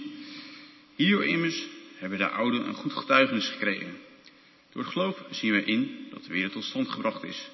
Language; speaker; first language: Dutch; native; Dutch